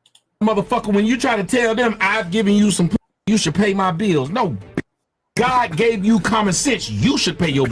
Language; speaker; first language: English; native; English